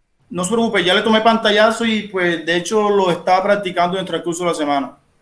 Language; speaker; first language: Spanish; native; Spanish